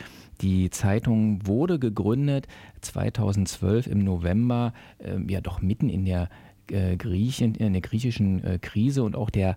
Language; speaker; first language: German; native; German